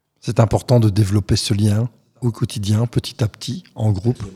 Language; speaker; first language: French; native; French